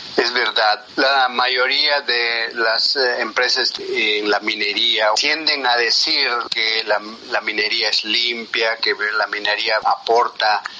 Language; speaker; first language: Spanish; non-native, local second language; Quechua